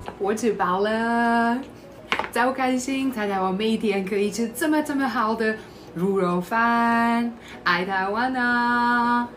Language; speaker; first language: Chinese; non-native, learner; Hungarian